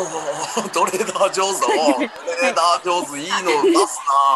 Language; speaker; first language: Japanese; native; Japanese